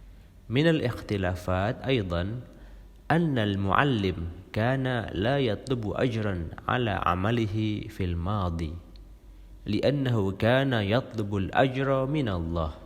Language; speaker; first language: Arabic; non-native, fluent; Indonesian